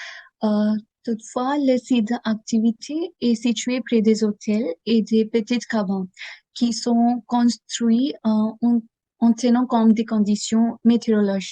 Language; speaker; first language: French; non-native, learner; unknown